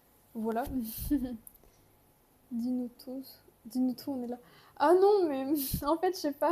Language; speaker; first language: French; native; French